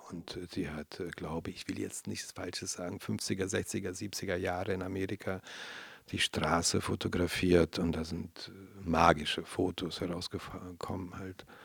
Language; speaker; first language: German; native; German